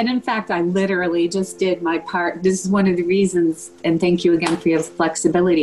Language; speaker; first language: English; native; English